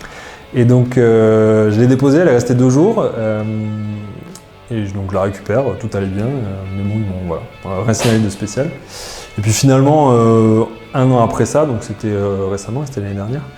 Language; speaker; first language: French; native; French